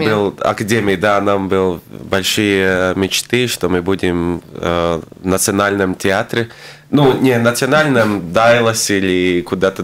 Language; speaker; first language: Russian; non-native, local second language; Latvian